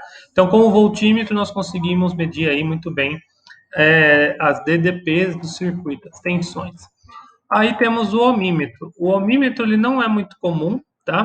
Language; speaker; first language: Portuguese; native; Portuguese